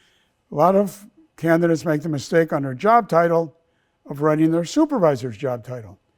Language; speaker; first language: English; native; English